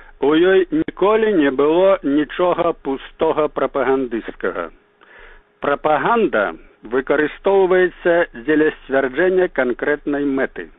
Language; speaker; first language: Belarusian; native; Belarusian